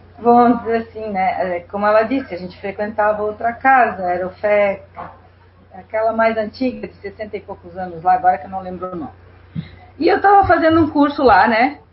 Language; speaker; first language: Portuguese; non-native, fluent; Spanish